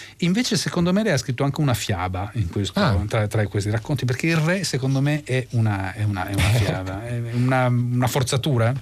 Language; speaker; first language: Italian; native; Italian